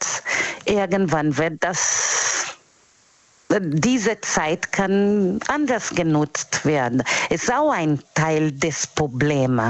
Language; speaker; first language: German; non-native, fluent; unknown